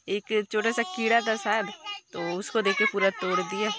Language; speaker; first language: Hindi; native; Hindi